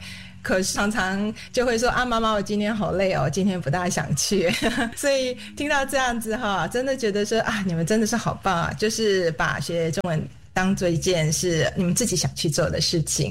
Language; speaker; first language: Chinese; native; Chinese